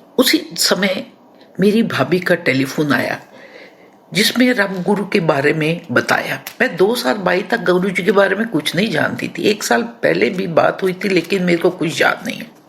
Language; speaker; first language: Hindi; non-native, local second language; Punjabi